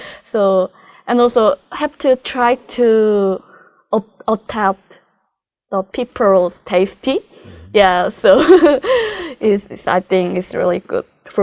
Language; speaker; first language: English; non-native, learner; Korean